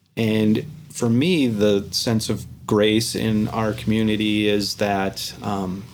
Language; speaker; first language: English; native; English